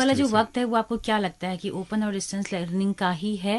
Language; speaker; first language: Hindi; native; Hindi